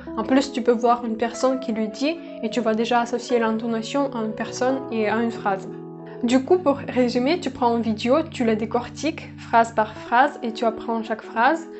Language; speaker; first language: French; non-native, fluent; Russian